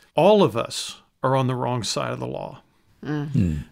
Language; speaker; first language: English; native; English